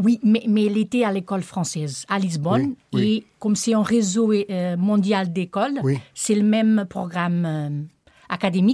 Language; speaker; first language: French; non-native, local second language; Portuguese